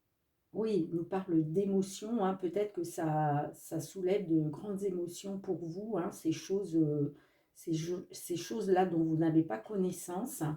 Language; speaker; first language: French; native; French